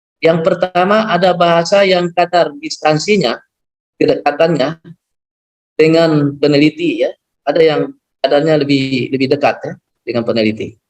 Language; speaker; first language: Indonesian; non-native, local second language; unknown